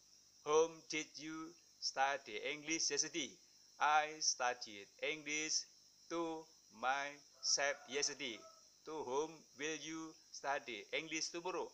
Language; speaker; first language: English; non-native, fluent; Indonesian